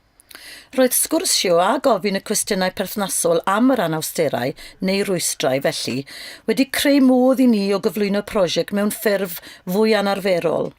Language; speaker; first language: Welsh; native; Welsh